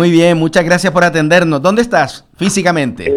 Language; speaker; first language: Spanish; native; Spanish